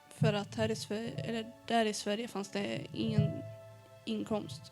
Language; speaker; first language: Swedish; early bilingual, other home language; Arabic